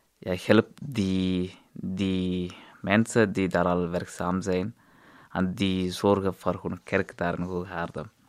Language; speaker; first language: Dutch; non-native, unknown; Tamil